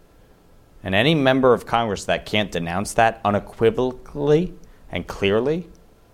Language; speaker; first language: English; native; English